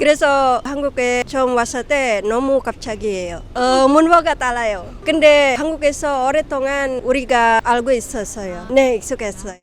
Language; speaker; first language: Korean; non-native, learner; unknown